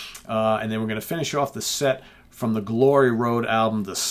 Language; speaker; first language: English; native; English